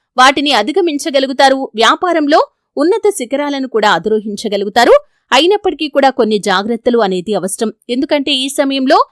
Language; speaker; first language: Telugu; native; Telugu